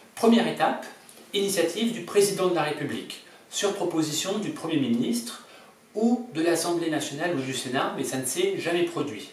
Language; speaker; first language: French; native; French